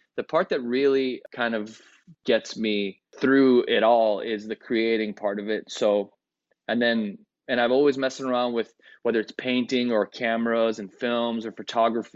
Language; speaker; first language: English; early bilingual, other home language; Greek